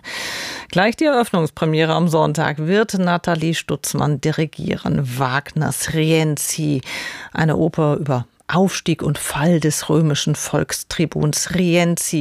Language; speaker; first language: German; native; German